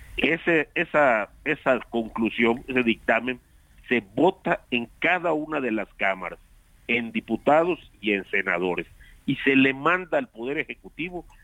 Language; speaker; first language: Spanish; native; Spanish